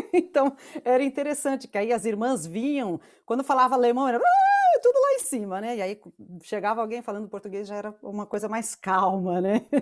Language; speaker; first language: Portuguese; non-native, local second language; German